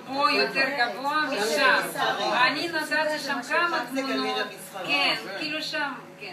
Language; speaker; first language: Hebrew; non-native, learner; Russian